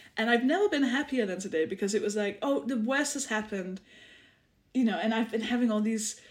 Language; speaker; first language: English; non-native, fluent; Danish